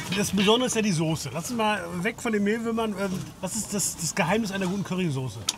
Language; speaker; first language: German; native; German